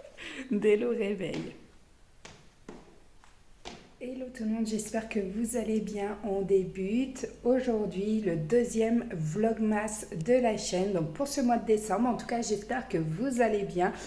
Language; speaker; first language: French; native; French